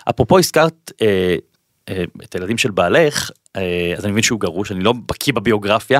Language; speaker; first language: Hebrew; native; Hebrew